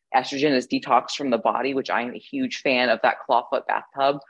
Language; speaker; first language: English; native; English